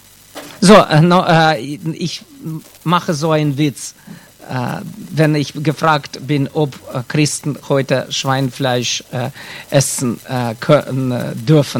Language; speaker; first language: German; non-native, fluent; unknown